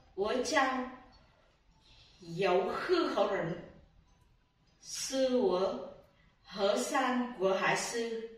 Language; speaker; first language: Chinese; non-native, learner; Vietnamese